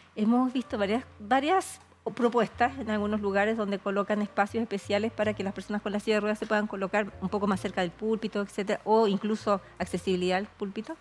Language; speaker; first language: Spanish; native; Spanish